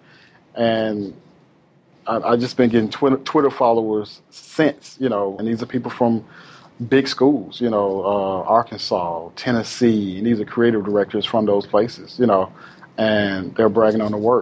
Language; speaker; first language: English; native; English